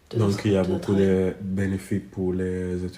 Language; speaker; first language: French; non-native, learner; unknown